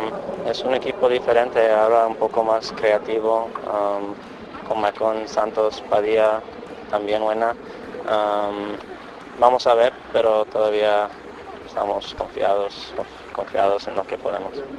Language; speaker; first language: Spanish; non-native, fluent; English